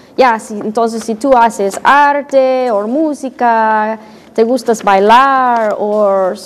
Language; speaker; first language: Spanish; non-native, fluent; English